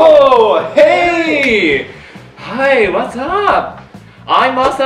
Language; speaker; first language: English; non-native, learner; Japanese